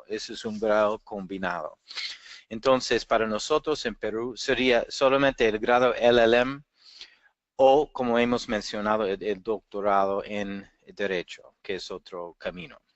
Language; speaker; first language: Spanish; non-native, fluent; English